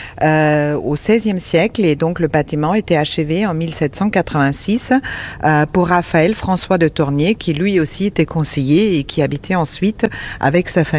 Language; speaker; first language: French; non-native, fluent; German